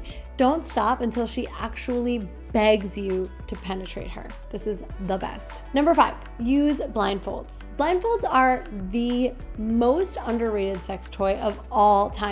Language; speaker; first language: English; native; English